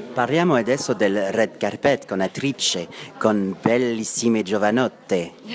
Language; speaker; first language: Italian; non-native, learner; French